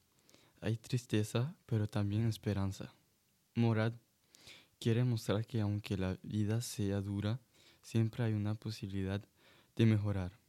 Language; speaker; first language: Spanish; non-native, learner; French